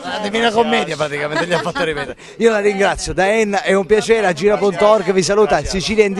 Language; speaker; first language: Italian; native; Italian